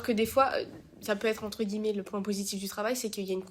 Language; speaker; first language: French; native; French